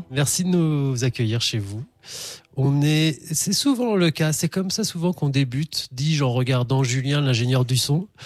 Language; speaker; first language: French; native; French